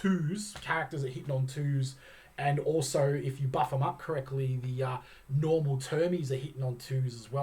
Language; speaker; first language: English; native; English